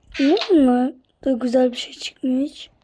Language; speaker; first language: Turkish; native; Turkish